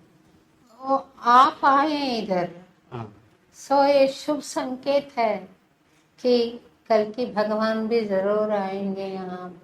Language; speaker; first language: Hindi; non-native, local second language; Telugu